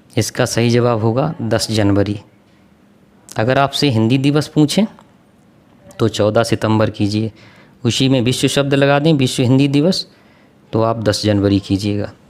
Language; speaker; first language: Hindi; native; Hindi